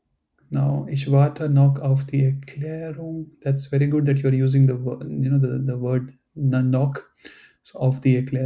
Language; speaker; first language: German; non-native, fluent; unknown